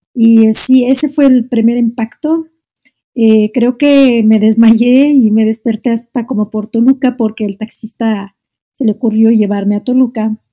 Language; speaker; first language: Spanish; non-native, fluent; Arabic